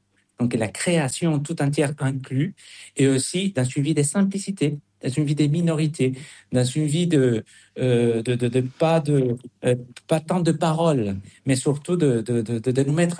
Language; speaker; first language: French; non-native, fluent; Spanish